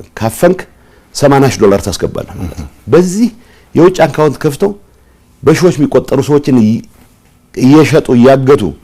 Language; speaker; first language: Amharic; non-native, local second language; Tigrinya